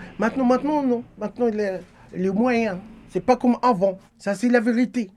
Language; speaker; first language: French; non-native, learner; Arabic